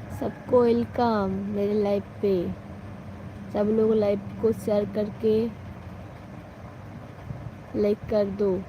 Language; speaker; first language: Hindi; non-native, local second language; Bangla